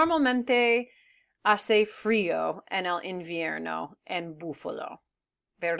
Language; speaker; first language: Spanish; non-native, fluent; English